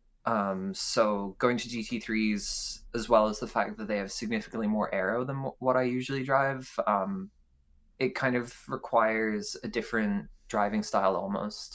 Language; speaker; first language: English; native; English